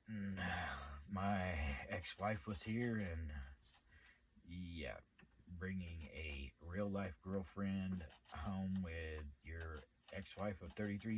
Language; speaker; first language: English; native; English